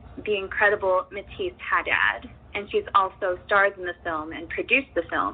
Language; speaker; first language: English; native; English